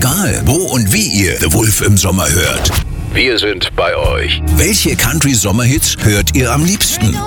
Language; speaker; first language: German; native; German